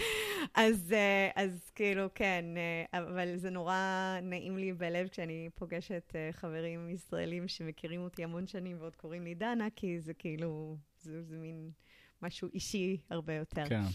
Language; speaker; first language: Hebrew; early bilingual, other home language; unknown